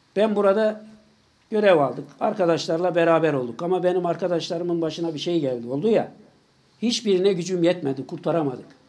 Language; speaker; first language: Turkish; native; Turkish